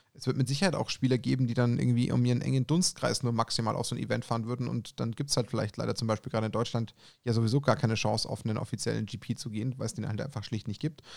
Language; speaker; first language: German; native; German